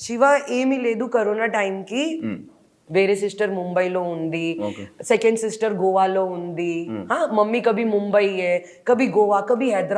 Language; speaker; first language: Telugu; non-native, local second language; Hindi